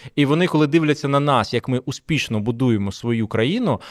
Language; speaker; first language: Ukrainian; non-native, local second language; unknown